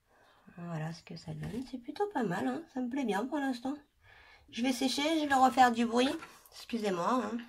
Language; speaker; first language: French; native; French